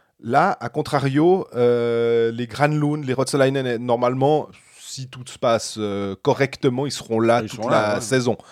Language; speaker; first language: French; native; French